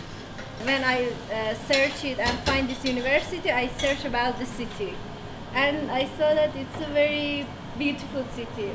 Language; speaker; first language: English; non-native, learner; Persian